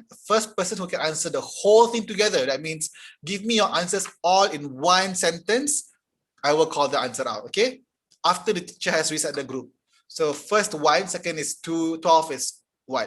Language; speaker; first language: English; non-native, local second language; Malay